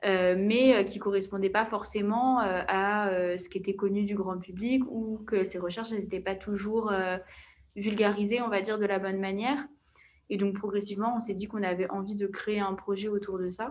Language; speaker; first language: French; native; French